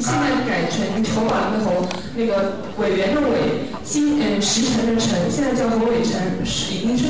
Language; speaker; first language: Chinese; native; Chinese